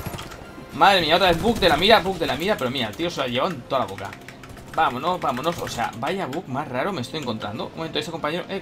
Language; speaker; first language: Spanish; native; Spanish